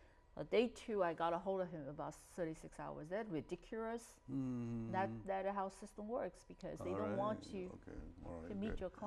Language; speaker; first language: English; non-native, fluent; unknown